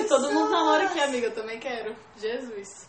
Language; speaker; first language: Portuguese; native; Portuguese